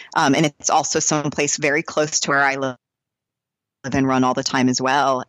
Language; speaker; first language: English; native; English